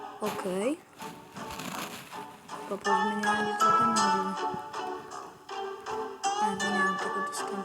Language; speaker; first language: Polish; native; Polish